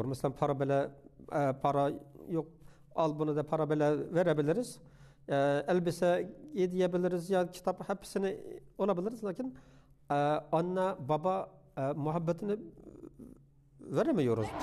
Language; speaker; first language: Turkish; non-native, learner; Uyghur